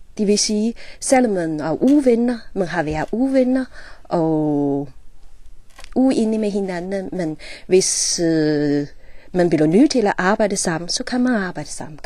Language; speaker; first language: Danish; non-native, fluent; Chinese